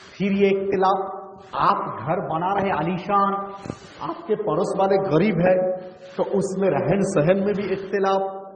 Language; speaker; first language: Urdu; non-native, local second language; Bangla